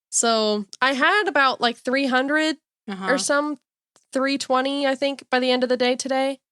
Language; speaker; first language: English; native; English